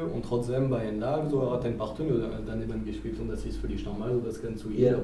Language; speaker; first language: German; non-native, fluent; French